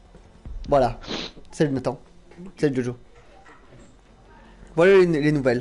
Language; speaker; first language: French; native; French